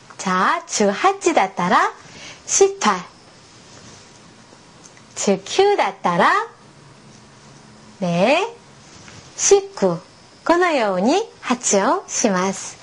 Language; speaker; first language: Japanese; non-native, fluent; Korean